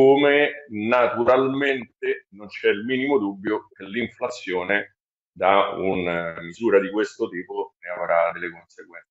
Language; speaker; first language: Italian; native; Italian